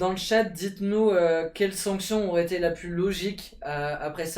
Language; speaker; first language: French; native; French